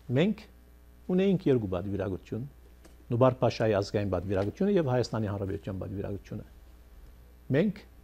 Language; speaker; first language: Armenian; early bilingual, heritage; Armenian